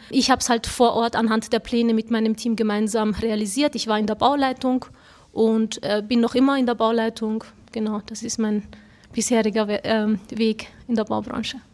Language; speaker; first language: German; early bilingual, other home language; Turkish